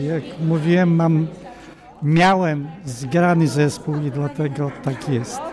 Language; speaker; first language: Polish; non-native, local second language; Ukrainian